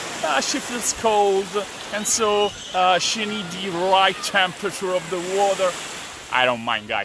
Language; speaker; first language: English; non-native, fluent; Italian